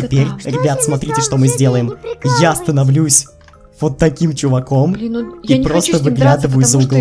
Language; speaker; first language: Russian; native; Russian